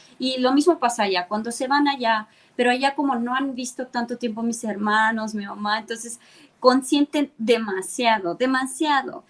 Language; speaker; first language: Spanish; non-native, fluent; Estonian